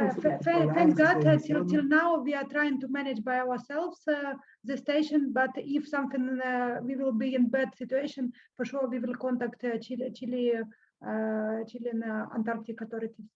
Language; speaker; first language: English; non-native, fluent; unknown